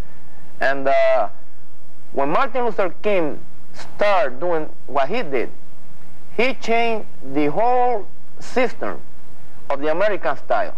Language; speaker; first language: English; non-native, fluent; Spanish